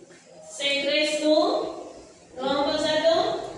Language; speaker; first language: English; non-native, fluent; Indonesian